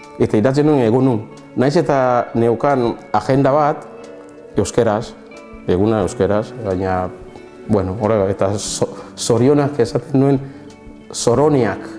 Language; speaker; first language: Basque; non-native, learner; Portuguese